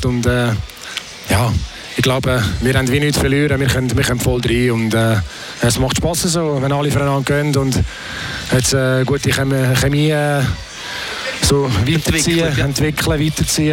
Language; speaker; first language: German; native; German